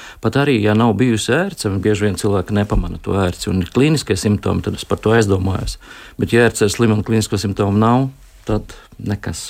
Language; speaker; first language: Latvian; native; Latvian